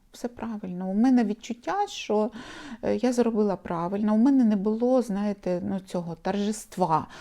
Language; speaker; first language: Ukrainian; non-native, local second language; Russian